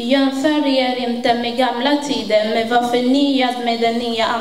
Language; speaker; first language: Swedish; non-native, fluent; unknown